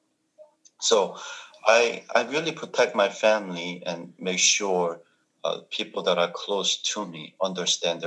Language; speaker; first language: English; non-native, fluent; Korean